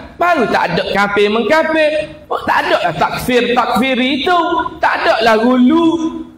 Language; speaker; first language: Malay; native; Malay